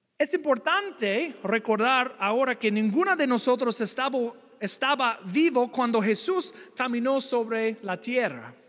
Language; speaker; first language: Spanish; non-native, fluent; English